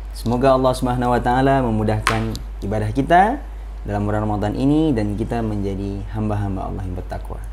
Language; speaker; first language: Malay; non-native, local second language; Achinese